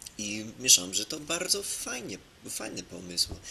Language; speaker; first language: Polish; non-native, learner; English